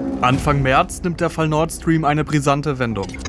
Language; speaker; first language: German; native; German